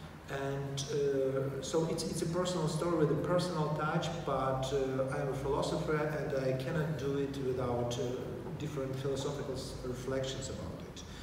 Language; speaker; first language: English; non-native, fluent; Ukrainian